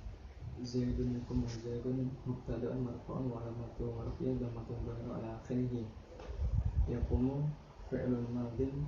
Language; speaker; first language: Arabic; non-native, learner; Indonesian